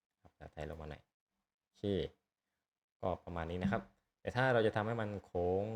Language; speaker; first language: Thai; native; Thai